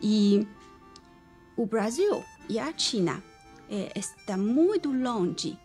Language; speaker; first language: Portuguese; non-native, learner; Chinese